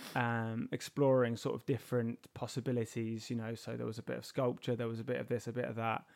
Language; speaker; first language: English; native; English